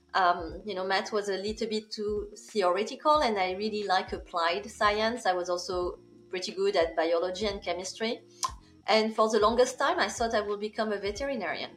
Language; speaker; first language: English; non-native, fluent; French